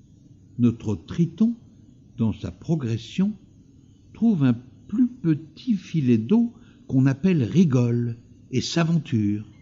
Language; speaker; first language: French; native; French